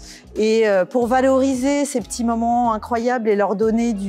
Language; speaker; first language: French; native; French